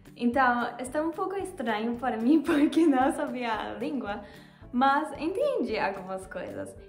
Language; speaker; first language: Portuguese; non-native, learner; German